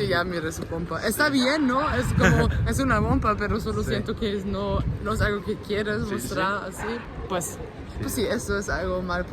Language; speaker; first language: Spanish; non-native, fluent; German